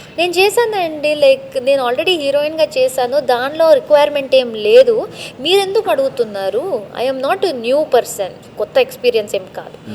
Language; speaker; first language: Telugu; non-native, local second language; Tamil